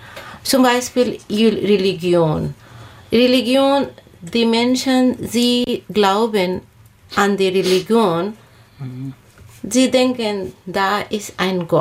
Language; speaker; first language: German; non-native, learner; Bangla